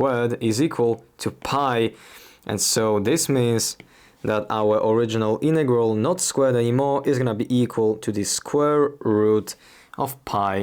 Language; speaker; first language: English; non-native, fluent; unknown